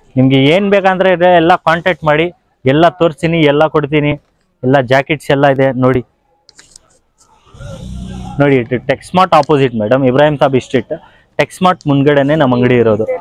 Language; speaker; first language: Kannada; non-native, local second language; Urdu